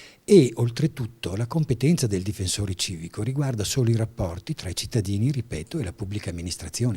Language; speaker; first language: Italian; native; Italian